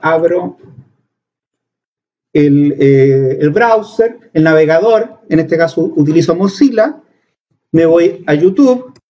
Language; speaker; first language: Spanish; native; Spanish